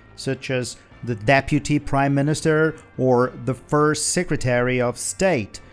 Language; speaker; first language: English; non-native, fluent; Portuguese